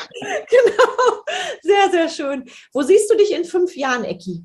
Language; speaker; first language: German; native; German